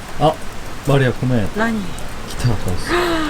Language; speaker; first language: Korean; native; Korean